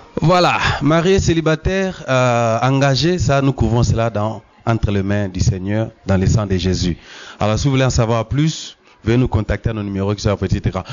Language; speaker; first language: French; non-native, local second language; Lingala